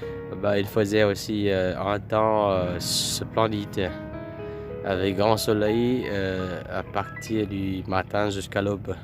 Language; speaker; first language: French; non-native, fluent; Vietnamese